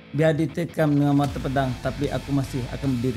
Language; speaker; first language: Malay; native; Malay